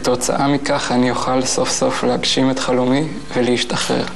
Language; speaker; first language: Hebrew; native; Hebrew